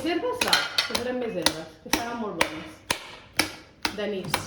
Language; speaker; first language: Catalan; native; Catalan